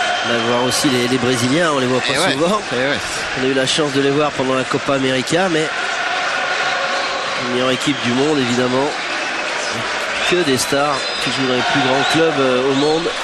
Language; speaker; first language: French; native; French